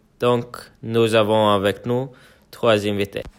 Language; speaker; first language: French; non-native, learner; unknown